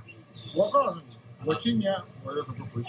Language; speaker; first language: Chinese; native; Chinese